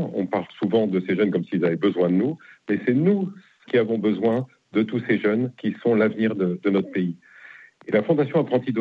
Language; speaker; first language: French; native; French